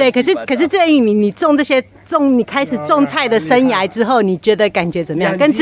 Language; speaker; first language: Chinese; native; Chinese